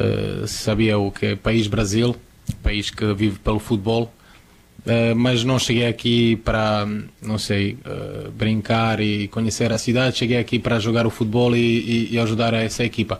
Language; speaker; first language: Portuguese; non-native, fluent; Croatian